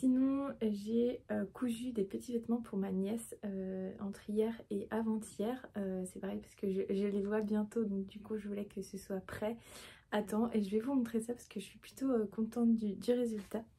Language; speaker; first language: French; native; French